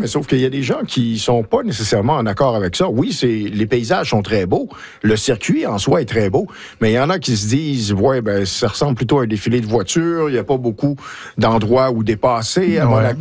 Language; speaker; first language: French; native; French